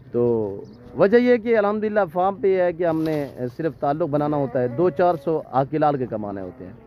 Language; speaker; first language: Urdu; non-native, local second language; Saraiki